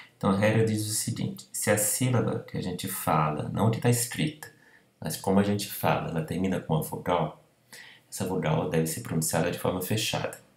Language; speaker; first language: Portuguese; native; Portuguese